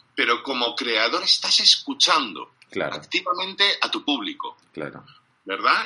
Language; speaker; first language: Spanish; non-native, fluent; English